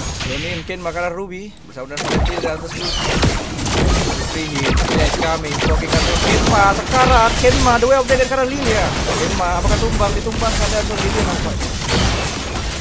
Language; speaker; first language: Indonesian; native; Indonesian